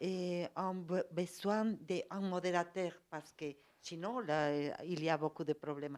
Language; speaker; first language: French; non-native, learner; Spanish